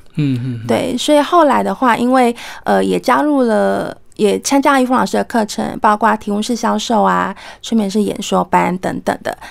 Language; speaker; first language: Chinese; native; Chinese